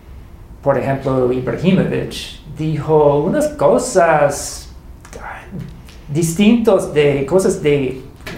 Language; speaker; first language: Spanish; non-native, learner; English